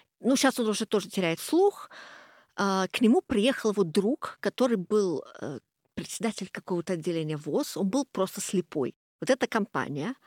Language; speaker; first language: Russian; non-native, fluent; English